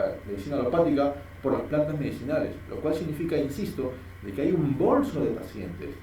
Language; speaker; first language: Spanish; native; Spanish